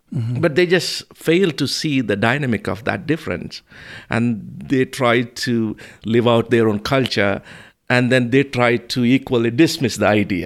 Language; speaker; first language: English; non-native, local second language; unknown